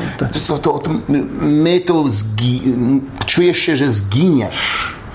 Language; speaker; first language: Polish; early bilingual, heritage; Polish